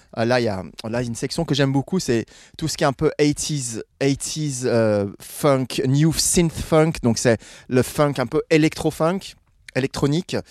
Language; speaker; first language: French; non-native, fluent; English